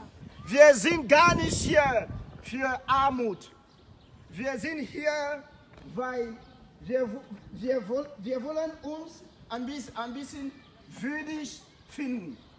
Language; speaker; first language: German; non-native, fluent; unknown